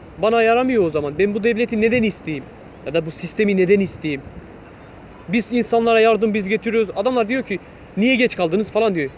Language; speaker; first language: Turkish; non-native, local second language; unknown